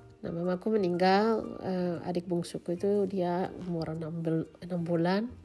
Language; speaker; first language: Indonesian; native; Indonesian